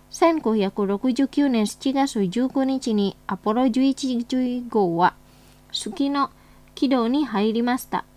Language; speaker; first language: Japanese; non-native, fluent; Indonesian